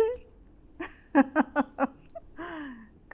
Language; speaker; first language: French; non-native, learner; Russian